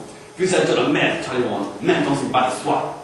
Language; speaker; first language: French; non-native, learner; English